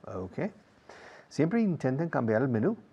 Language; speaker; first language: Spanish; non-native, fluent; English